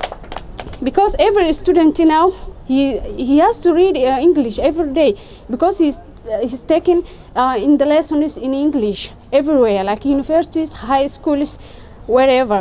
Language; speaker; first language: English; non-native, fluent; Somali